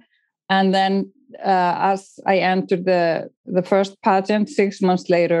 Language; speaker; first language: English; non-native, fluent; Icelandic